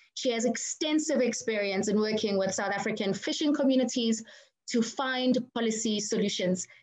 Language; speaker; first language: English; non-native, local second language; Zulu